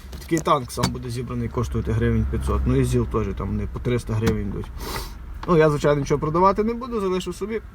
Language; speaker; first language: Ukrainian; native; Ukrainian